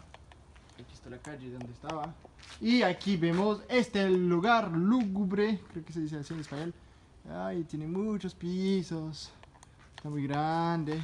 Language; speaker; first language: Spanish; non-native, fluent; French